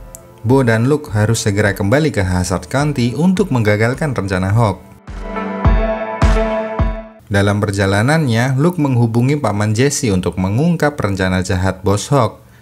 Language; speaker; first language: Indonesian; native; Indonesian